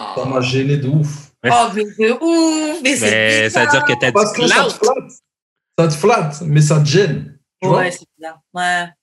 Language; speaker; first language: French; native; French